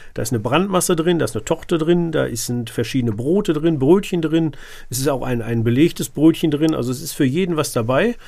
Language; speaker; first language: German; native; German